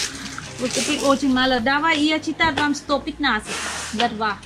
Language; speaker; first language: Russian; non-native, learner; Vietnamese